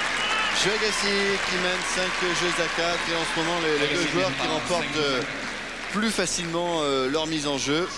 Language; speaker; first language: French; native; French